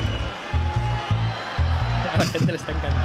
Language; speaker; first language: Spanish; native; Spanish